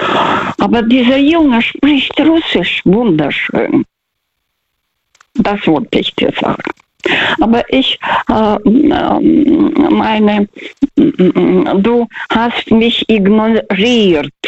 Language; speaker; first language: German; non-native, fluent; Russian